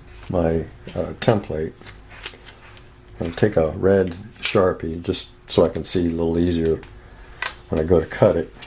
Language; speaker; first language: English; native; English